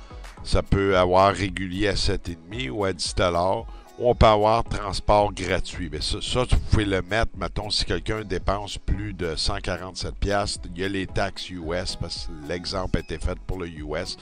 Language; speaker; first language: French; native; French